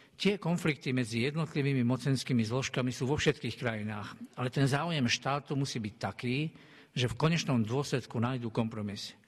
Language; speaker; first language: Slovak; native; Slovak